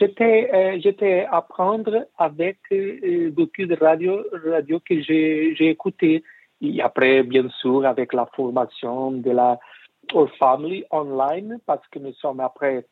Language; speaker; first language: French; non-native, learner; Portuguese